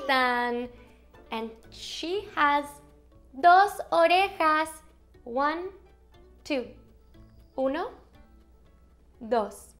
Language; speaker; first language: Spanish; early bilingual, heritage; Spanish